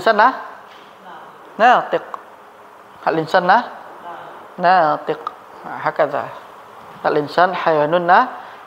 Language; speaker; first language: Arabic; non-native, fluent; Indonesian